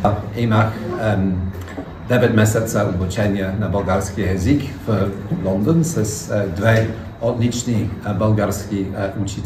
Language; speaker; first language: Bulgarian; non-native, learner; English